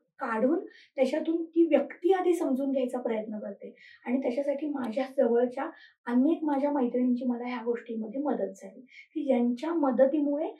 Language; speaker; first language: Marathi; native; Marathi